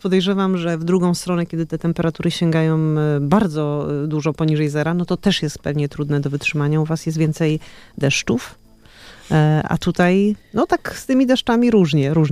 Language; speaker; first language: Polish; native; Polish